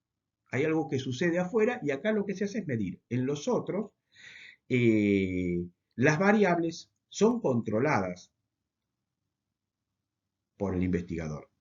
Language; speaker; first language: Spanish; native; Spanish